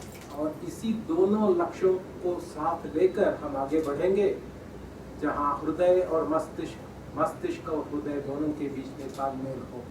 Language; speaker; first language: Hindi; non-native, local second language; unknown